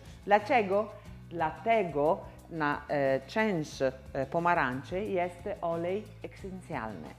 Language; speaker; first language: Polish; non-native, learner; Italian